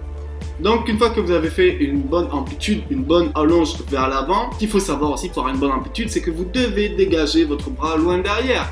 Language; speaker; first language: French; native; French